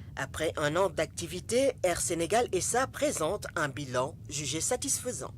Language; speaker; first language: French; non-native, local second language; Wolof